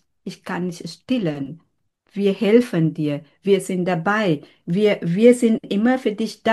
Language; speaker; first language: German; non-native, fluent; Sinhala